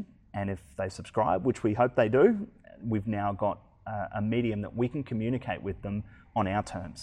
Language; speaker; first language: English; native; English